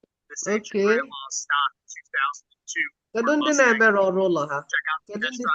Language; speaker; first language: Igbo; native; Igbo